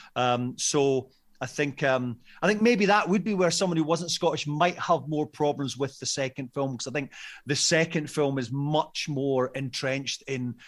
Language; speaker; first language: English; native; English